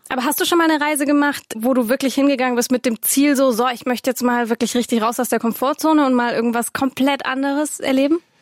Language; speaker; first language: German; native; German